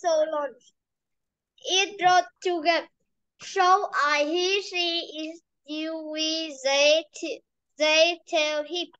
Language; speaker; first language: English; non-native, learner; Vietnamese